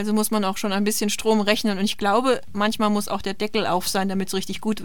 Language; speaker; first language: German; native; German